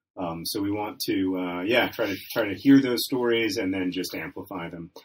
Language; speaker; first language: English; native; English